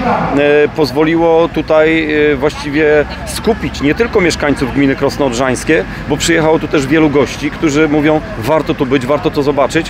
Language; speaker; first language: Polish; native; Polish